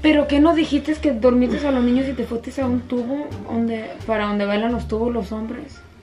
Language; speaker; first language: Spanish; early bilingual, heritage; Spanish